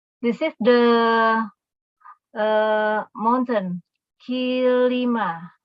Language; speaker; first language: English; non-native, local second language; Indonesian